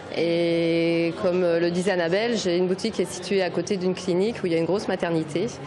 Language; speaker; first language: French; native; French